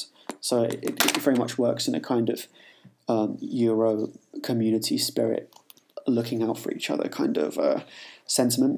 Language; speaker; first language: English; native; English